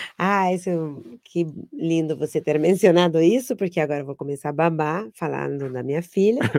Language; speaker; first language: Portuguese; non-native, fluent; Spanish